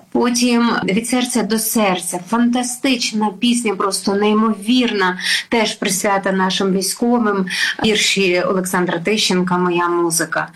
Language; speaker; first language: Ukrainian; native; Ukrainian